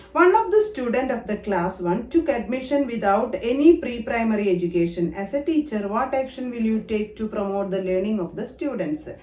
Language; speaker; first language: English; non-native, local second language; Malayalam